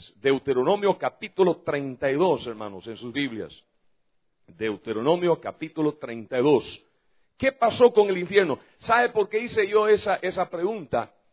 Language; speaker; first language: Spanish; non-native, fluent; English